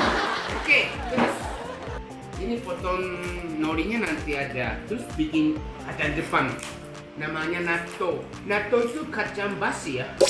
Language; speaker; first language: Indonesian; non-native, fluent; Japanese